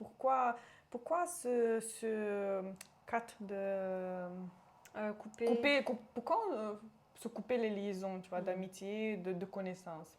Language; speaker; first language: French; non-native, local second language; Romanian